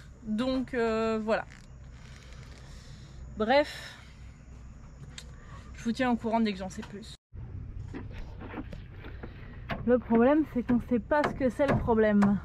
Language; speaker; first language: French; native; French